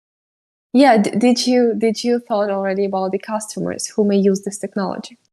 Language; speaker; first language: English; non-native, fluent; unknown